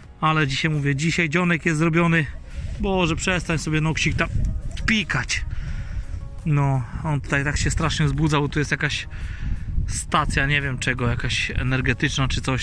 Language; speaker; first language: Polish; native; Polish